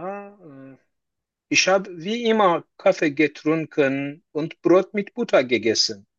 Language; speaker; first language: German; non-native, learner; Turkish